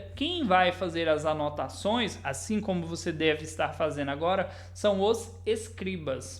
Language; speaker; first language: Portuguese; native; Portuguese